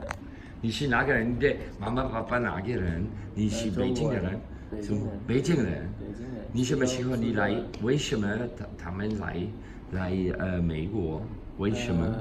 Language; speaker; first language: Chinese; non-native, learner; German